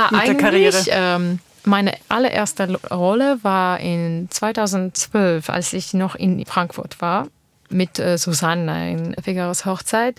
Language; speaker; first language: German; non-native, learner; Armenian